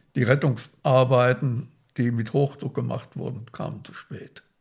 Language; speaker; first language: German; native; German